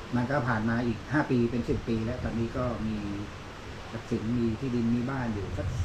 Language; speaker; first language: Thai; native; Thai